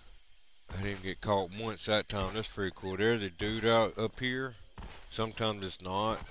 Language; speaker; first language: English; native; English